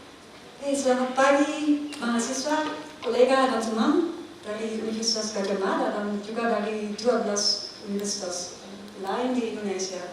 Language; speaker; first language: Indonesian; non-native, learner; Dutch